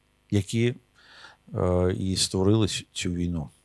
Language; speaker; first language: Ukrainian; non-native, local second language; Russian